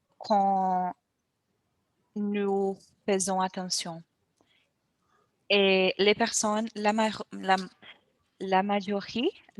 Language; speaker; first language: French; non-native, learner; Portuguese